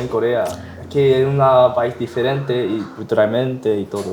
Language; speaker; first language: Spanish; non-native, learner; Korean